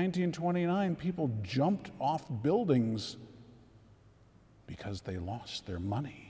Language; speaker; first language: English; native; English